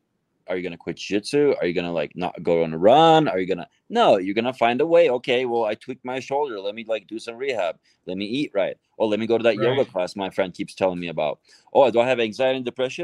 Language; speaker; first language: English; non-native, fluent; Turkish